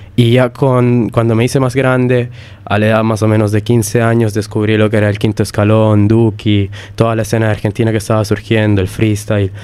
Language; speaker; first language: Spanish; early bilingual, heritage; Italian